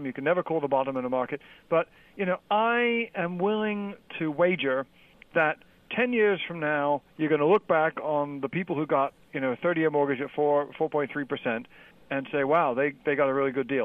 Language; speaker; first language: English; native; English